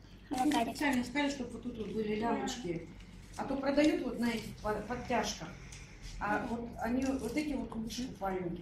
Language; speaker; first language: Russian; native; Russian